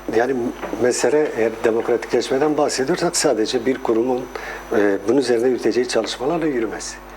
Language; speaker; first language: Turkish; non-native, local second language; Kurdish